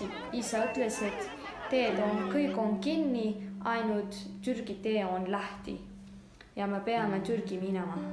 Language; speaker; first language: Estonian; non-native, learner; Arabic